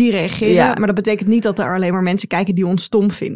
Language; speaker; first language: Dutch; native; Dutch